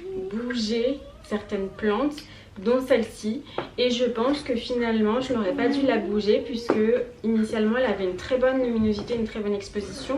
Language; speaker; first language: French; native; French